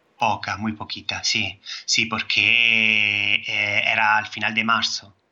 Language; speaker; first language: Spanish; non-native, fluent; Italian